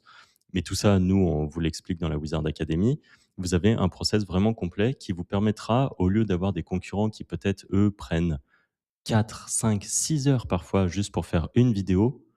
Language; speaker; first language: French; native; French